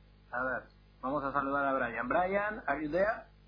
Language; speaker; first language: English; non-native, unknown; Spanish